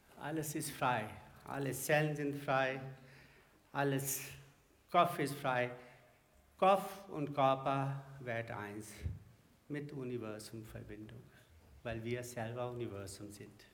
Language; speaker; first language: German; non-native, learner; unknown